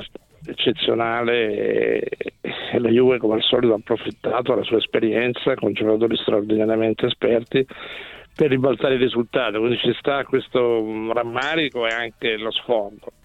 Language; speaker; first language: Italian; native; Italian